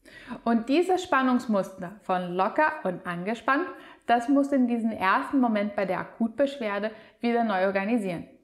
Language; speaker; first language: German; native; German